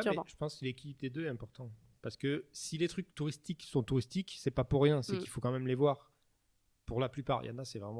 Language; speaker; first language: French; native; French